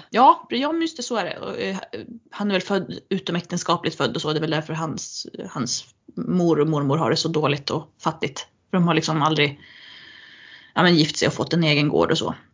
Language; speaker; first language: Swedish; native; Swedish